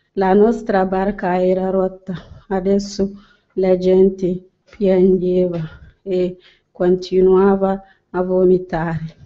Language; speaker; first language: Italian; non-native, learner; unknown